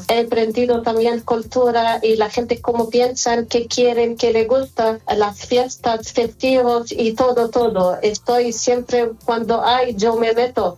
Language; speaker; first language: Spanish; non-native, learner; Arabic